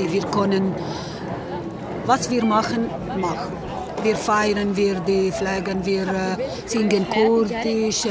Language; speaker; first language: German; non-native, learner; Kurdish